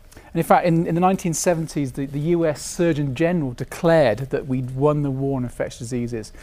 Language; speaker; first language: English; native; English